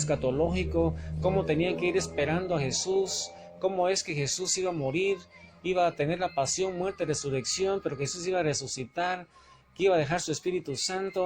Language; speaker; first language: Spanish; native; Spanish